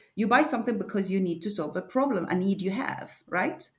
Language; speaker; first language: English; non-native, fluent; Spanish